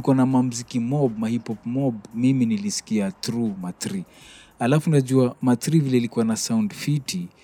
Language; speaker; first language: Swahili; native; Swahili